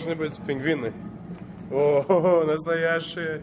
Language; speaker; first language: Russian; non-native, fluent; English